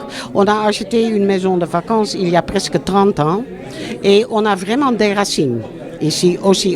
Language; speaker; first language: French; non-native, fluent; Dutch